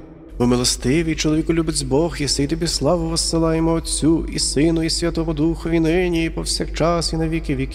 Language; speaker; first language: Ukrainian; native; Ukrainian